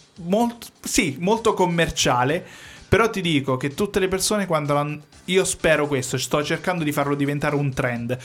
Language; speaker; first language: Italian; native; Italian